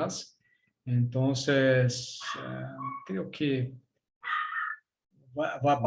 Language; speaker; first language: Spanish; non-native, learner; Portuguese